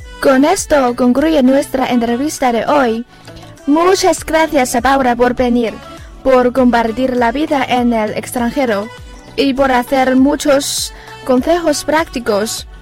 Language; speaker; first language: Spanish; non-native, fluent; Chinese